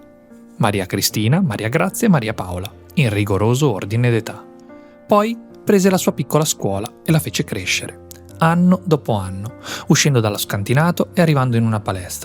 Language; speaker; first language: Italian; native; Italian